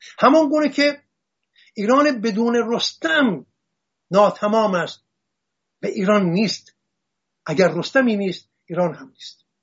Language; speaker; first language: Persian; non-native, local second language; Assyrian Neo-Aramaic